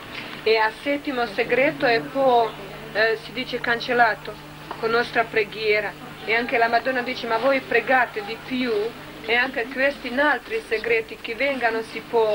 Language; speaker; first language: Italian; non-native, learner; Croatian